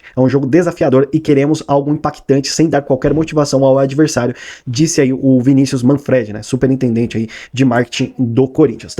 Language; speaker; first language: Portuguese; native; Portuguese